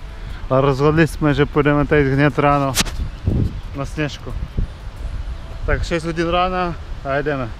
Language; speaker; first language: Czech; non-native, learner; Russian